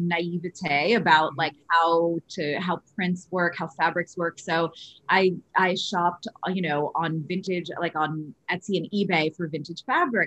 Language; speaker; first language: English; native; English